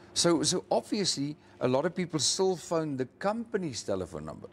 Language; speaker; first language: English; non-native, local second language; Afrikaans